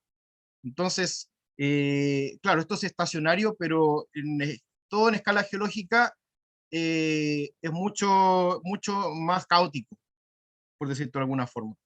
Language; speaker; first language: Spanish; native; Spanish